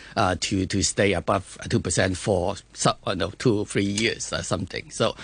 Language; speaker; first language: English; non-native, fluent; Chinese